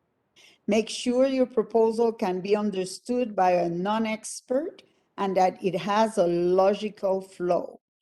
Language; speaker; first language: English; non-native, fluent; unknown